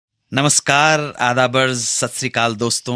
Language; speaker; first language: Hindi; native; Hindi